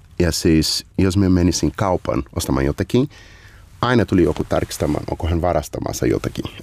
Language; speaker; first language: Finnish; non-native, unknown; Portuguese